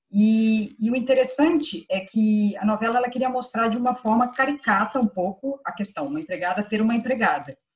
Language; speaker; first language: Portuguese; native; Portuguese